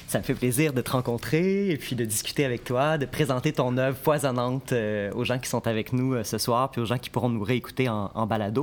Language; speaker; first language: French; native; French